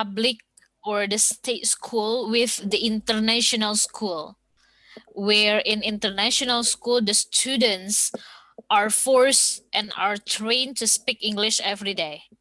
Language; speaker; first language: English; non-native, fluent; Indonesian